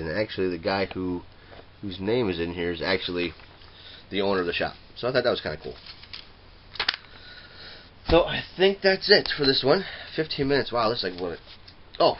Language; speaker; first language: English; native; English